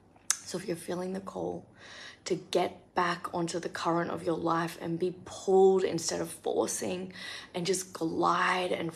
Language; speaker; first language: English; native; English